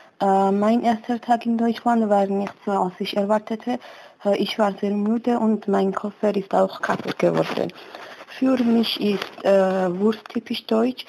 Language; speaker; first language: German; non-native, learner; Georgian